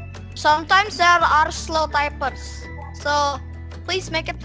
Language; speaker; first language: English; non-native, learner; Indonesian